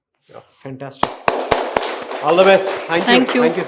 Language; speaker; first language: Telugu; native; Telugu